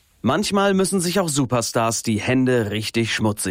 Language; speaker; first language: German; native; German